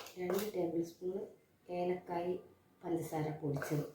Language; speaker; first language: Malayalam; native; Malayalam